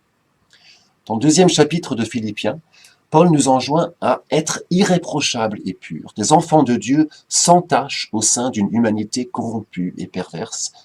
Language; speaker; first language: French; native; French